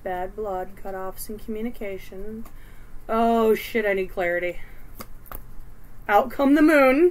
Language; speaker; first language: English; native; English